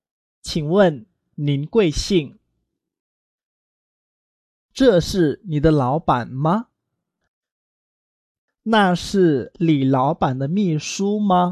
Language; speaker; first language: Chinese; non-native, fluent; Vietnamese